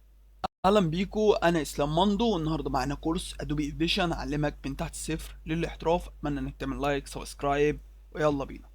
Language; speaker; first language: Arabic; native; Arabic